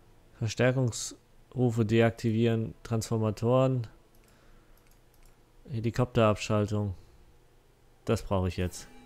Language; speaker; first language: German; native; German